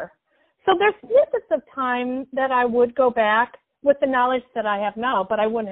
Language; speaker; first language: English; native; English